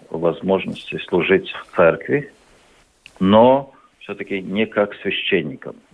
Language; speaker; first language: Russian; non-native, local second language; Latvian